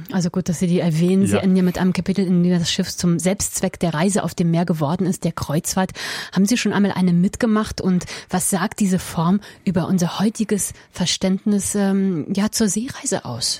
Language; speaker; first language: German; native; German